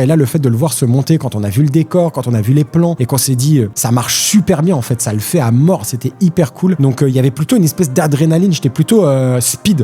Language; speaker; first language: French; native; French